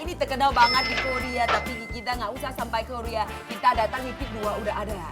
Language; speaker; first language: Indonesian; non-native, fluent; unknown